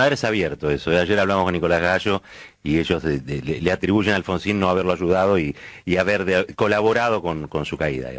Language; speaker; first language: Spanish; native; Spanish